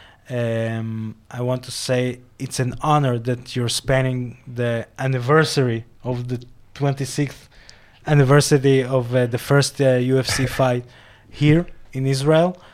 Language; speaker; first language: English; non-native, fluent; Hebrew